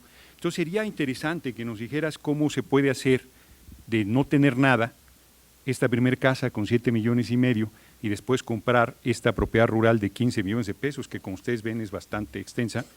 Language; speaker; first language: Spanish; native; Spanish